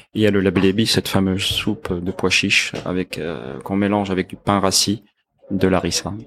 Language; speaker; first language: French; non-native, local second language; Arabic